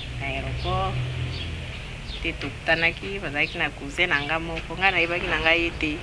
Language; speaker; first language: Lingala; non-native, local second language; Luba-Lulua